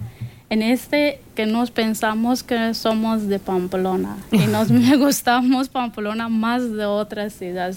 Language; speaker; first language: Spanish; non-native, learner; Persian